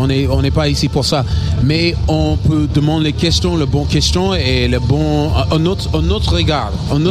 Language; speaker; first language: French; non-native, learner; English